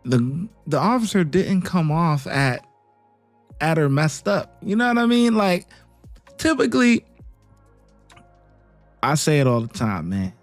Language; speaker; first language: English; native; English